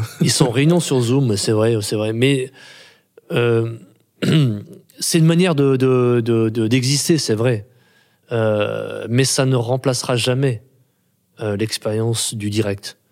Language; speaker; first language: French; native; French